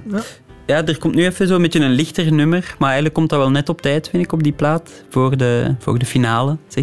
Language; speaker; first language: Dutch; native; Dutch